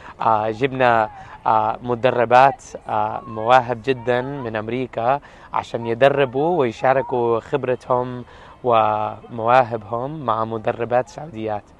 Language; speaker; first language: Arabic; non-native, fluent; English